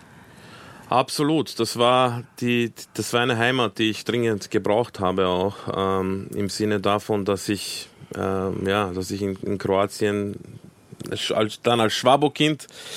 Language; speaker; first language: German; early bilingual, other home language; Croatian